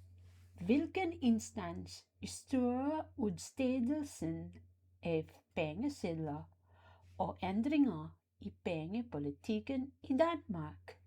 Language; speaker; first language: Danish; non-native, fluent; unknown